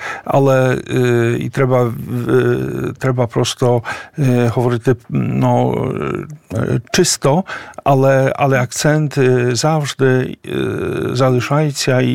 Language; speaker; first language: Ukrainian; non-native, fluent; Polish